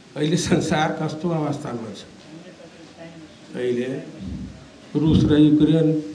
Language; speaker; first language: Nepali; non-native, local second language; Maithili